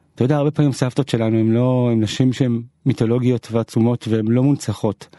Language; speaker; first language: Hebrew; native; Hebrew